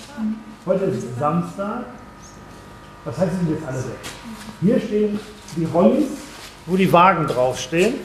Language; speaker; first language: German; native; German